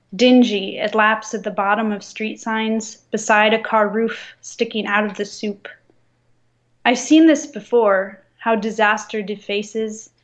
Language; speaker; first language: English; native; English